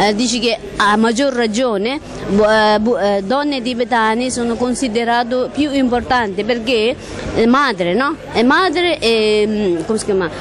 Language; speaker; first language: Italian; non-native, learner; Chinese